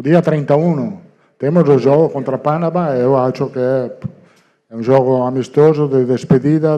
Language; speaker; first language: Portuguese; non-native, learner; Italian